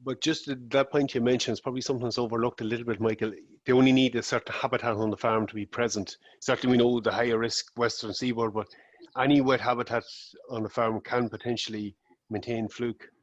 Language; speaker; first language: English; native; English